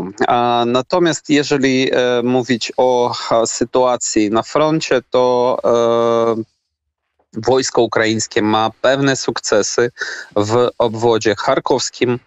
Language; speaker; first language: Polish; non-native, fluent; Ukrainian